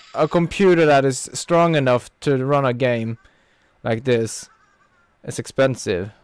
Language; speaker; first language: English; non-native, fluent; Norwegian